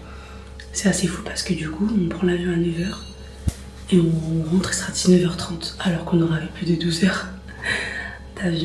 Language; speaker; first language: French; native; French